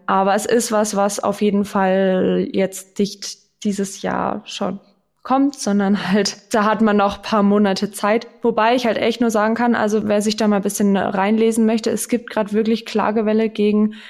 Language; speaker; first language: German; native; German